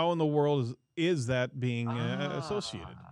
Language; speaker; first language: English; native; English